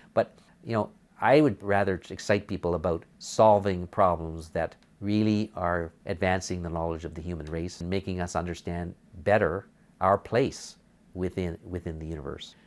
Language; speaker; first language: English; native; English